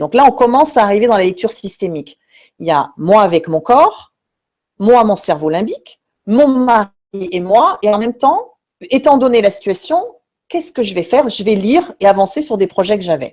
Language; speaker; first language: French; native; French